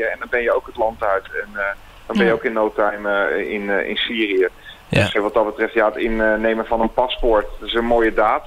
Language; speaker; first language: Dutch; native; Dutch